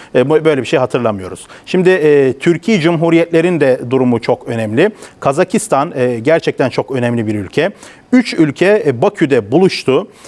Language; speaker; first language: Turkish; native; Turkish